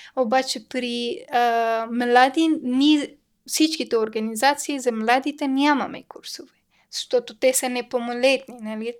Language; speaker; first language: Bulgarian; non-native, learner; Persian